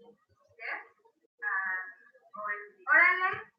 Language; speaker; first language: English; non-native, learner; Spanish